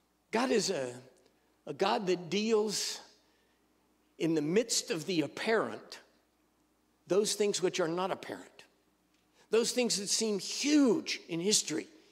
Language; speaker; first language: English; native; English